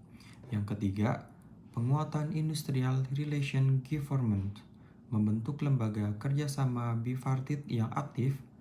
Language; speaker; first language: Indonesian; native; Indonesian